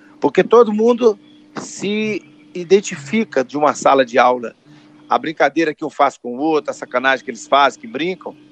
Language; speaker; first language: Portuguese; native; Portuguese